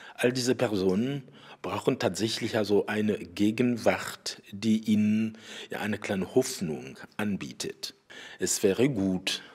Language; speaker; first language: German; non-native, fluent; Rundi